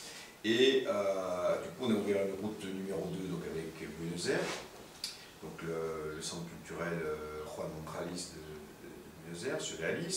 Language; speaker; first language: French; native; French